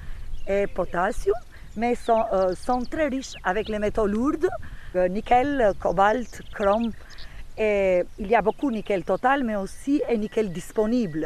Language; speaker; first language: French; non-native, fluent; Albanian